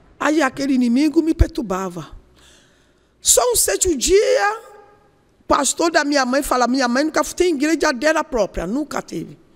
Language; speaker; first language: Portuguese; non-native, learner; Yoruba